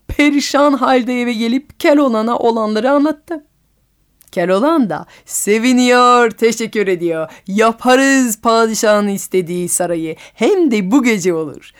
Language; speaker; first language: Turkish; non-native, fluent; French